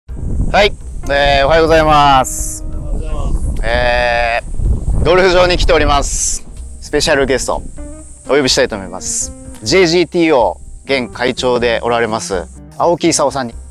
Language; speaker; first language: Japanese; native; Japanese